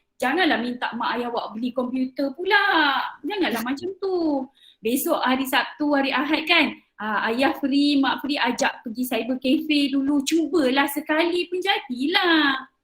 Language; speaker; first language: Malay; native; Malay